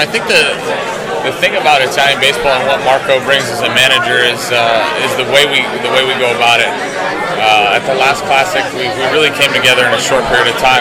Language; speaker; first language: English; early bilingual, other home language; Italian